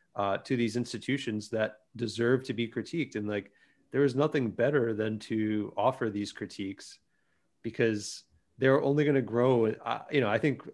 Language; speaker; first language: English; early bilingual, other home language; Greek